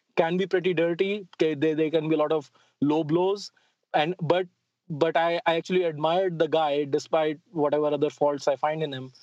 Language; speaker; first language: English; non-native, local second language; Hindi